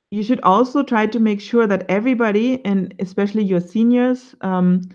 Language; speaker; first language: English; non-native, fluent; German